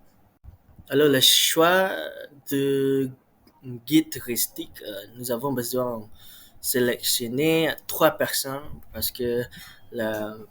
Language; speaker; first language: French; non-native, learner; Malay